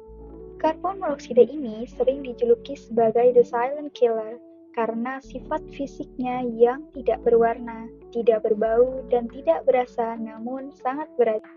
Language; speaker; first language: Indonesian; native; Indonesian